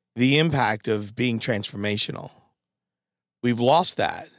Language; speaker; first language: English; native; English